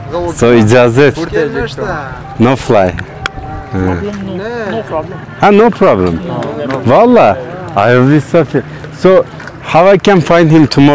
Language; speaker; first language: English; non-native, learner; Turkish